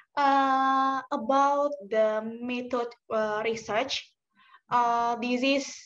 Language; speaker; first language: English; non-native, learner; Indonesian